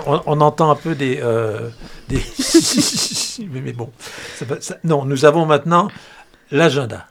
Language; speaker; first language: French; native; French